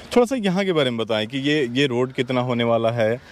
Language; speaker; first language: Hindi; native; Hindi